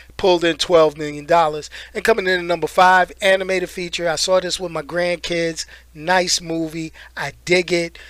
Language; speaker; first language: English; native; English